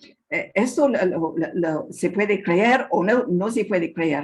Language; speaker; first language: Spanish; non-native, fluent; English